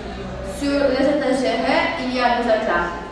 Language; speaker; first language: French; non-native, learner; Polish